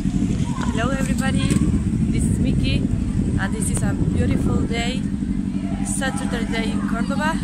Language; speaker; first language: English; non-native, fluent; Spanish